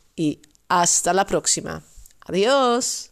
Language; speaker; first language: Spanish; non-native, fluent; Dutch